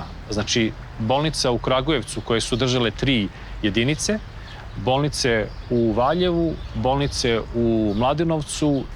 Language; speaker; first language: Bosnian; native; Bosnian